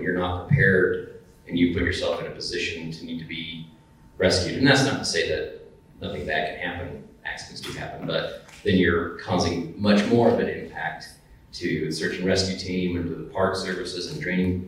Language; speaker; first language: English; native; English